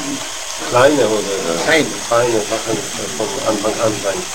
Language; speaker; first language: German; non-native, learner; Polish